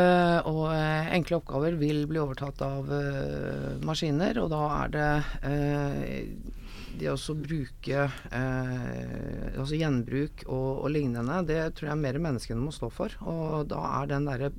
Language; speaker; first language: Norwegian; native; Norwegian